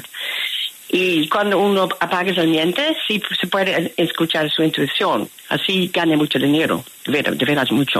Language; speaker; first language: Spanish; non-native, fluent; Dutch